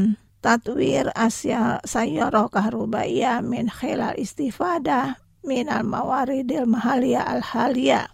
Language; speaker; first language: Arabic; non-native, fluent; Indonesian